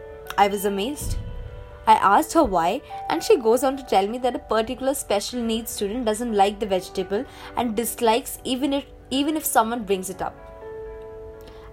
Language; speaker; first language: English; non-native, local second language; Hindi